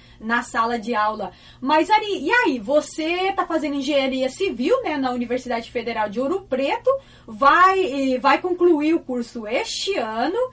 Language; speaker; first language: Portuguese; native; Portuguese